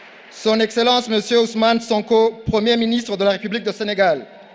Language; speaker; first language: French; non-native, local second language; Kinyarwanda